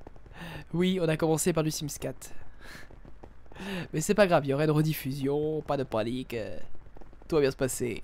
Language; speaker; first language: French; native; French